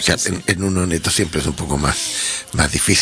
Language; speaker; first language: Spanish; native; Spanish